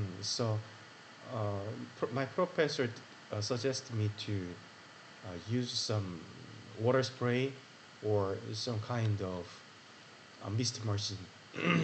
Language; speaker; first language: English; non-native, learner; Korean